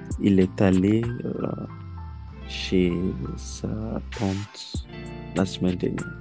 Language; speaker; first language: French; non-native, learner; Yoruba